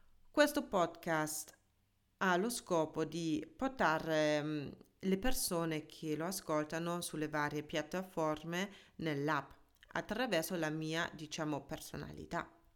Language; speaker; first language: Italian; non-native, fluent; German